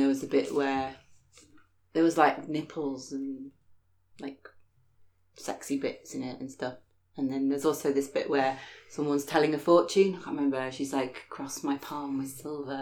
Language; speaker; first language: English; native; English